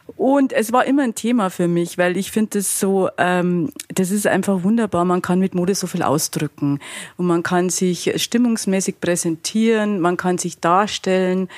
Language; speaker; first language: German; native; German